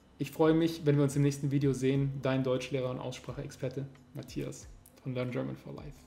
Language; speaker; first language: German; native; German